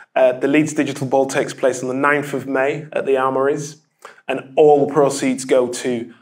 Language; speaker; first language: English; native; English